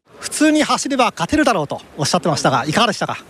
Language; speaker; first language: Japanese; native; Japanese